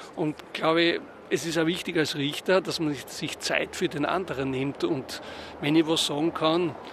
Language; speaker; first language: German; native; German